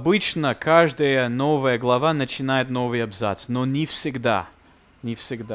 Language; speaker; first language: Russian; non-native, fluent; English